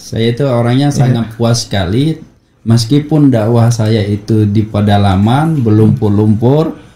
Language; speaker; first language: Indonesian; native; Indonesian